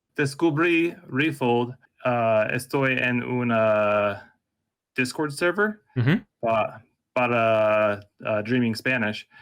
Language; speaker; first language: Spanish; non-native, learner; English